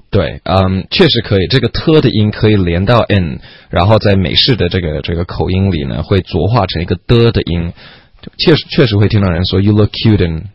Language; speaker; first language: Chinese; non-native, fluent; English